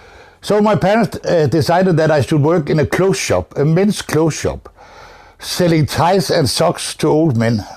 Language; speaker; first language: English; non-native, fluent; Danish